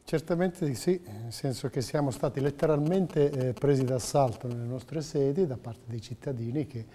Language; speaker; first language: Italian; native; Italian